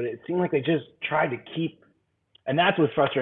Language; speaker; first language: English; native; English